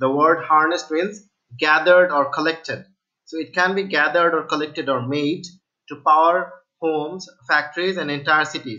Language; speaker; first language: English; non-native, local second language; Bangla